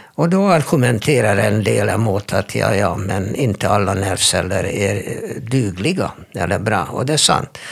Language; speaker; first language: Swedish; non-native, fluent; Hungarian